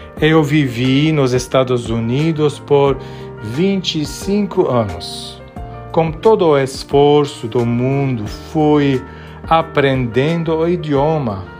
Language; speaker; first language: Portuguese; non-native, fluent; Armenian